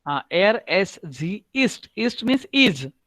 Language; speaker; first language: German; non-native, learner; Marathi